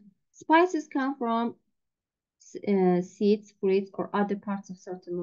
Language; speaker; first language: English; non-native, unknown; Azerbaijani